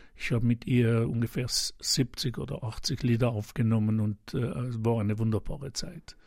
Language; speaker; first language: German; non-native, local second language; Ladin